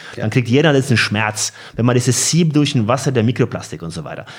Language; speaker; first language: German; non-native, fluent; Norwegian